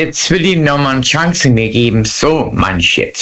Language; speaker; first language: German; native; German